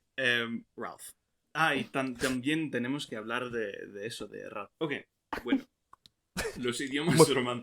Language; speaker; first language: Spanish; non-native, fluent; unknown